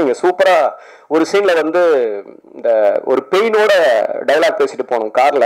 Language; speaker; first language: Tamil; native; Tamil